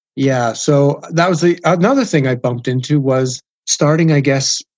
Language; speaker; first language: English; native; English